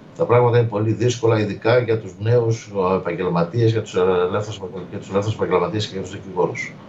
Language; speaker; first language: Greek; native; Greek